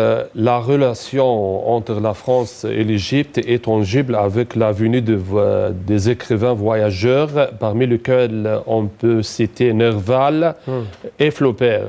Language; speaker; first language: French; non-native, fluent; Arabic